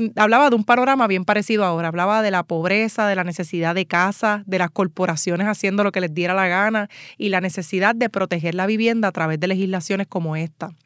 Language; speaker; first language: Spanish; native; Spanish